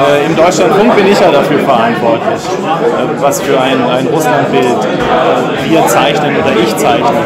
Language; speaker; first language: German; native; German